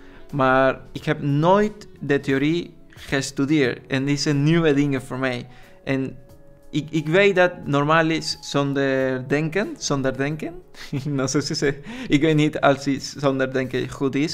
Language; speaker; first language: Dutch; non-native, learner; Spanish